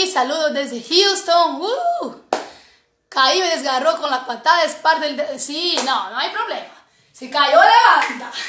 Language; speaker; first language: Spanish; non-native, fluent; Portuguese